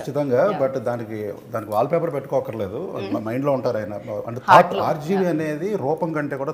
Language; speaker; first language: Telugu; native; Telugu